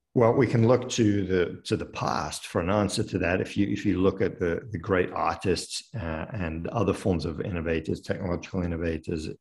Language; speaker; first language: English; early bilingual, other home language; French